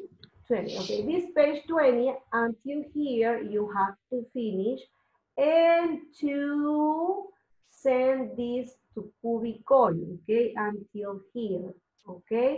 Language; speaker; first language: English; non-native, learner; Spanish